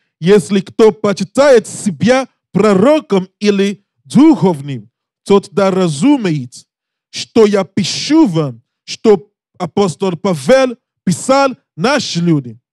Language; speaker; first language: Russian; non-native, learner; English